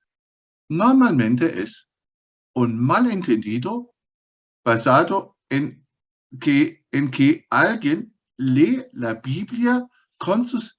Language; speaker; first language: Spanish; non-native, fluent; German